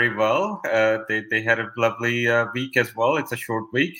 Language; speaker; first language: English; non-native, local second language; Hindi